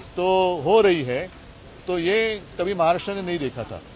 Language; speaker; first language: Hindi; non-native, local second language; Marathi